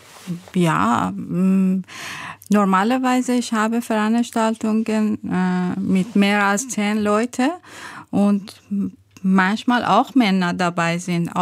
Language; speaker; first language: German; non-native, fluent; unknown